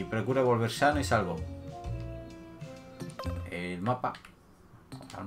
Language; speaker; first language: Spanish; native; Spanish